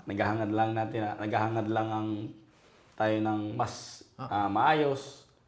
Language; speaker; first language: Filipino; native; Filipino